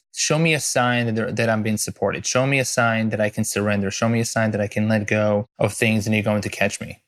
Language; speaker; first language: English; non-native, fluent; Hebrew